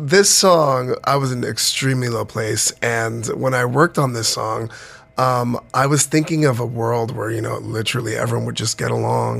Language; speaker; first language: English; native; English